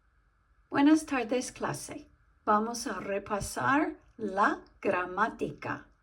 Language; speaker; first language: Spanish; non-native, learner; English